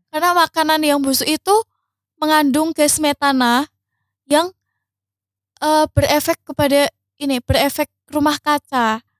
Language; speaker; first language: Indonesian; native; Indonesian